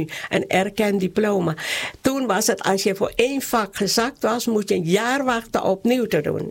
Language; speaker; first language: Dutch; non-native, local second language; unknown